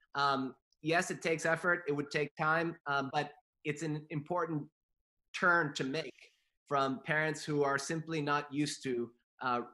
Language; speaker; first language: English; native; English